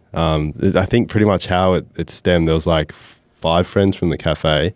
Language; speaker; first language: English; native; English